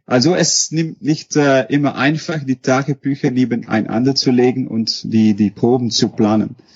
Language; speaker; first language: German; non-native, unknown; Dutch